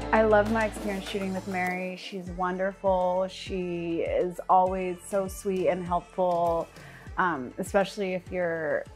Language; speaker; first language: English; native; English